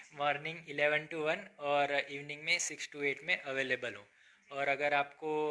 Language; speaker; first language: Hindi; non-native, local second language; Gujarati